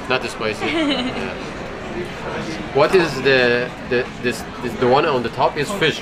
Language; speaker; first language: English; non-native, fluent; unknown